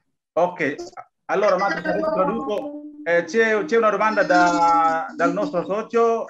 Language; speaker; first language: Italian; non-native, learner; Indonesian